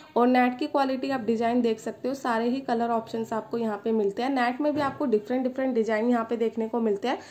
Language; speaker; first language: Hindi; native; Hindi